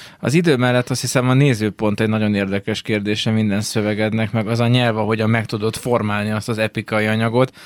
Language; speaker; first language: Hungarian; native; Hungarian